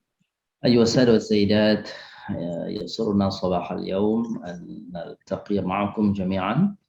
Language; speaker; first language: Arabic; non-native, fluent; Indonesian